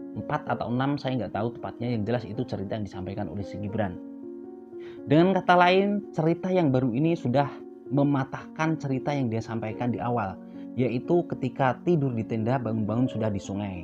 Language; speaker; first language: Indonesian; native; Indonesian